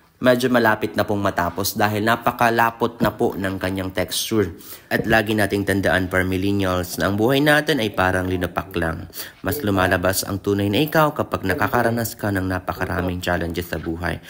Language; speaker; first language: Filipino; non-native, local second language; Bikol